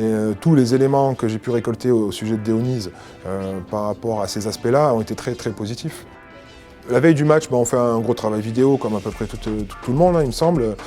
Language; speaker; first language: French; native; French